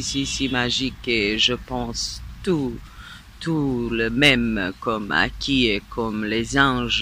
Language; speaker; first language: French; non-native, fluent; Serbian